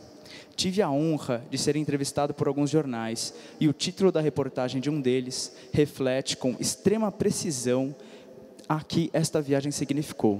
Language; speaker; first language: Portuguese; native; Portuguese